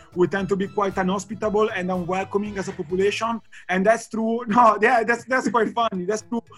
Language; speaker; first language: English; non-native, fluent; Italian